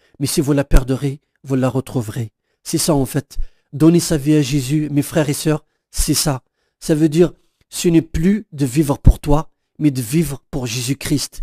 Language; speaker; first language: French; non-native, local second language; Kabyle